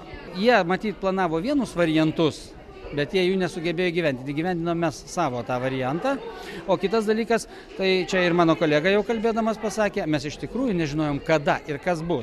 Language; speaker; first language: Lithuanian; native; Lithuanian